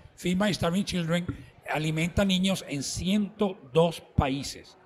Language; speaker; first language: Spanish; native; Spanish